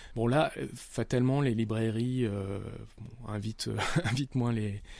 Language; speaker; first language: French; native; French